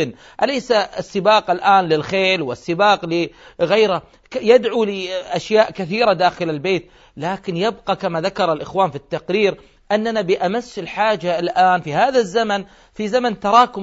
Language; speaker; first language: Arabic; native; Arabic